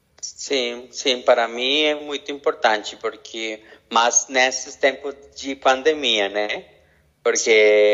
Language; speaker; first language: Portuguese; non-native, learner; Spanish